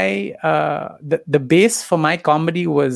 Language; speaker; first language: English; non-native, local second language; Tamil